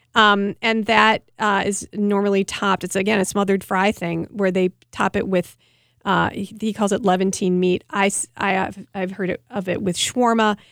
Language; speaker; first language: English; native; English